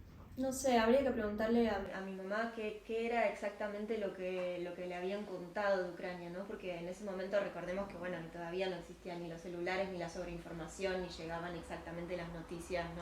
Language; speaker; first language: Spanish; early bilingual, other home language; Ukrainian